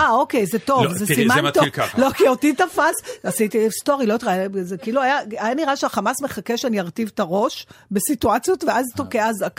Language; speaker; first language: Hebrew; native; Hebrew